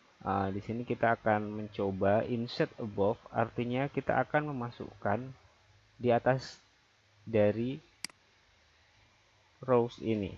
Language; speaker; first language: Indonesian; native; Indonesian